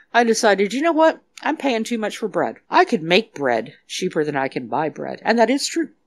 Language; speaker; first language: English; native; English